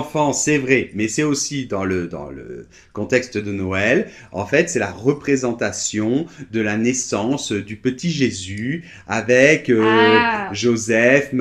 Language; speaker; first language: French; native; French